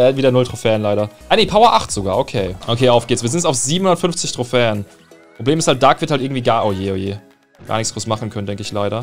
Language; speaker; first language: German; native; German